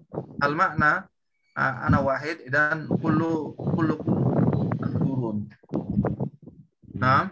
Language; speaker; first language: Arabic; non-native, learner; Indonesian